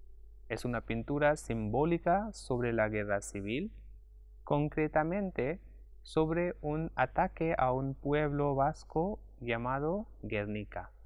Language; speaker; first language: Spanish; non-native, fluent; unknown